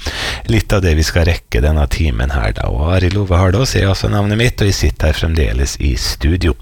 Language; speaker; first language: Norwegian; native; Norwegian